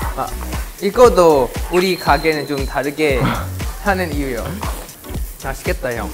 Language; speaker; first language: Korean; non-native, fluent; Thai